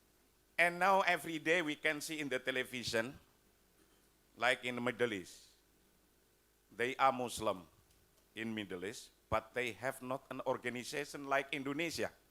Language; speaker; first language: English; non-native, fluent; Indonesian